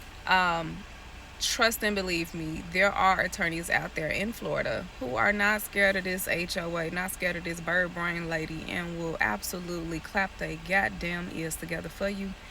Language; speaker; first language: English; native; English